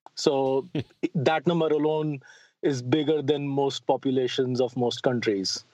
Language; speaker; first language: English; non-native, local second language; Hindi